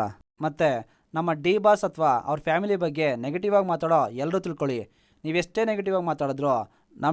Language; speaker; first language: Kannada; native; Kannada